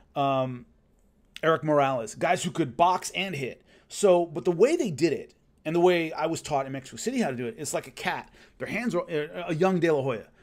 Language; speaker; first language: English; native; English